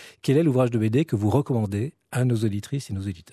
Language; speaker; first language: French; native; French